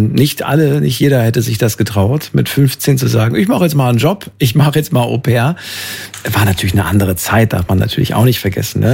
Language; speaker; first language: German; native; German